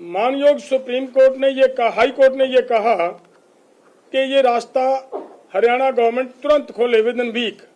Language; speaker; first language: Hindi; non-native, local second language; Punjabi